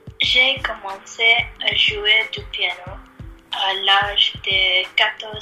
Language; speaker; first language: French; non-native, learner; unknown